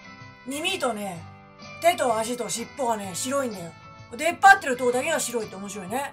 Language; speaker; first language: Japanese; native; Japanese